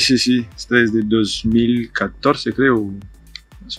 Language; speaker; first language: Spanish; non-native, fluent; French